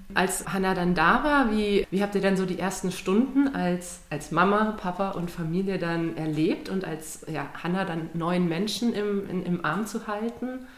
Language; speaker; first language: German; native; German